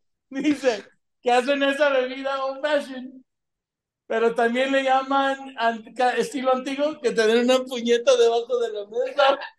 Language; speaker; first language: Spanish; early bilingual, heritage; Spanish